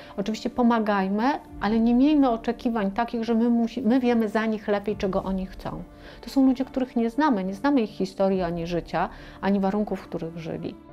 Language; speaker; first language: Polish; native; Polish